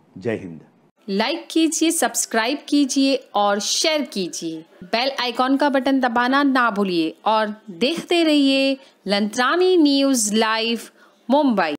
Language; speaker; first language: Hindi; native; Hindi